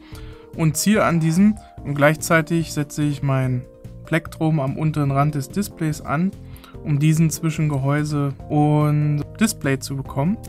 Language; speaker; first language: German; native; German